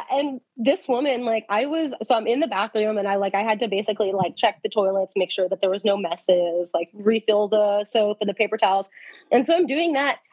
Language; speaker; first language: English; native; English